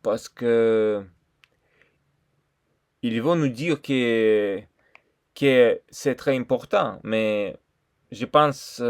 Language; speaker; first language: French; non-native, learner; Russian